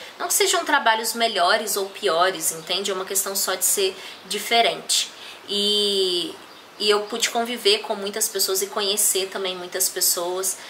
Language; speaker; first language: Portuguese; native; Portuguese